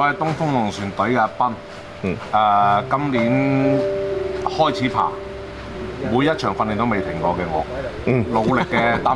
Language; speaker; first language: Cantonese; native; Cantonese